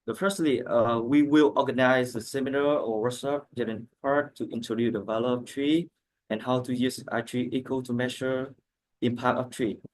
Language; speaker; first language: English; non-native, learner; Vietnamese